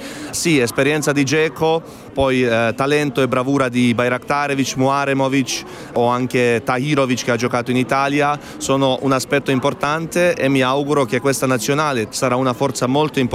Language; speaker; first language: Italian; non-native, fluent; Bosnian